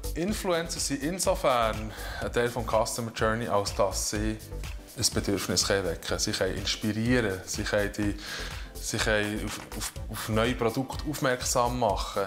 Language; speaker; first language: German; native; German